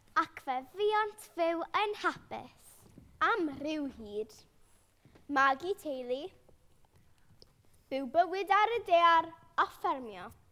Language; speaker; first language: Welsh; native; Welsh